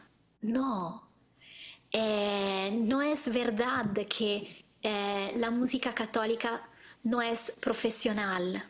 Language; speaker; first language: Spanish; non-native, learner; Italian